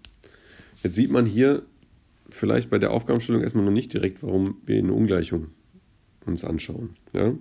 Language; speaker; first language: German; native; German